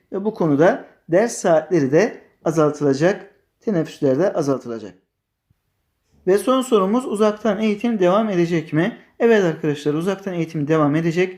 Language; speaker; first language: Turkish; native; Turkish